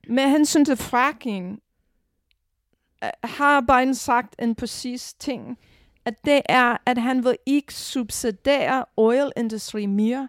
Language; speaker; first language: Danish; non-native, fluent; English